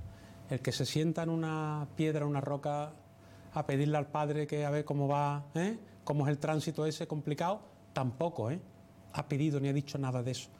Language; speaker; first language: Spanish; native; Spanish